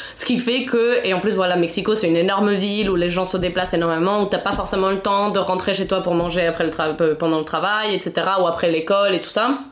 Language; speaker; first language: French; non-native, fluent; Spanish